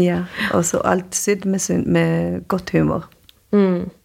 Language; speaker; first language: Norwegian; non-native, fluent; Spanish